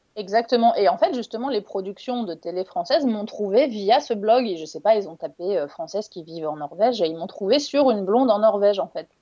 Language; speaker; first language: French; native; French